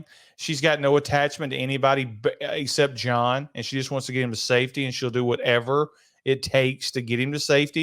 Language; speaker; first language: English; native; English